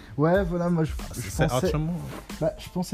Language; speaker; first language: French; native; French